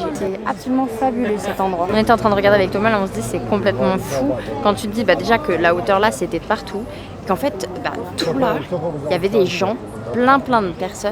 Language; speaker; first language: French; native; French